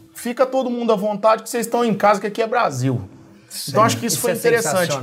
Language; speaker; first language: Portuguese; native; Portuguese